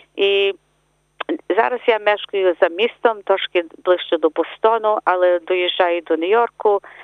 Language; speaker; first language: Ukrainian; early bilingual, heritage; Ukrainian